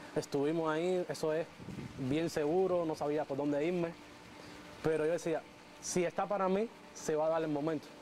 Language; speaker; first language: Spanish; native; Spanish